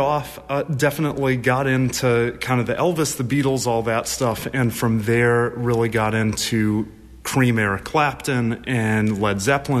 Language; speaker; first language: English; native; English